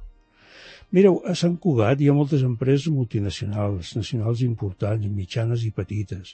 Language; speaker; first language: Catalan; native; Catalan